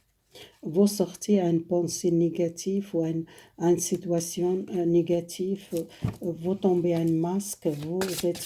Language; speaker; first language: French; non-native, fluent; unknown